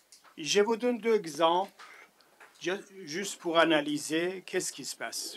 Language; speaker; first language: French; non-native, fluent; Persian